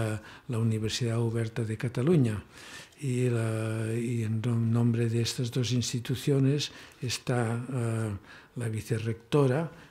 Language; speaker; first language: Spanish; non-native, local second language; Catalan